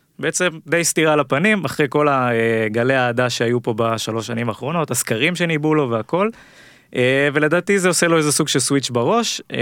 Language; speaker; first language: Hebrew; native; Hebrew